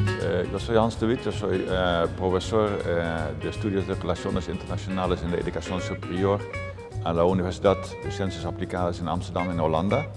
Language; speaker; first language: Spanish; non-native, fluent; Dutch